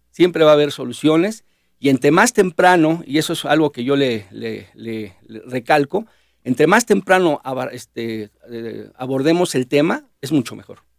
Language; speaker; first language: Spanish; native; Spanish